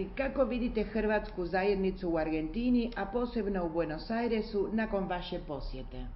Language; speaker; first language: Croatian; early bilingual, heritage; Croatian